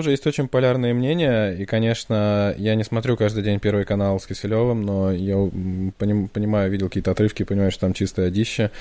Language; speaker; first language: Russian; native; Russian